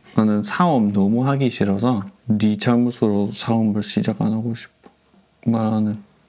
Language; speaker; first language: Korean; non-native, learner; English